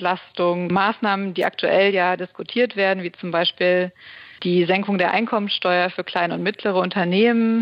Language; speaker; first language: German; native; German